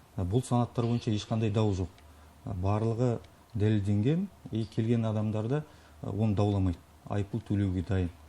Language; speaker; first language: Kazakh; native; Kazakh